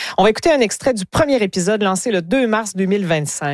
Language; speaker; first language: French; native; French